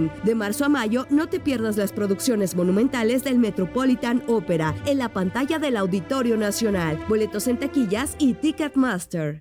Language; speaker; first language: Spanish; native; Spanish